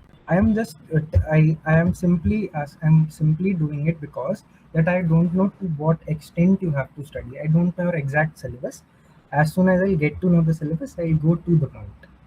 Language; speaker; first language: English; non-native, local second language; Hindi